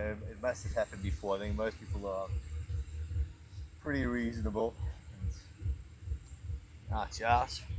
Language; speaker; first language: English; native; English